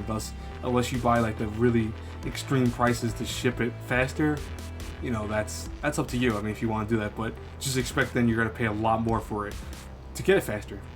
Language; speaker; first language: English; native; English